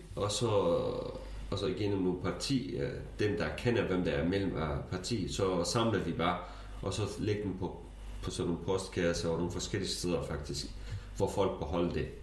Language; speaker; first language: Danish; non-native, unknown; Kurdish